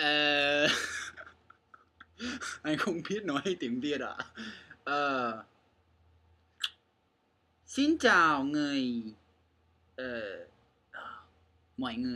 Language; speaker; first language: Vietnamese; non-native, learner; English